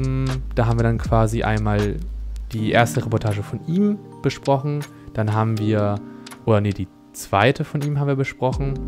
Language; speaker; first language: German; native; German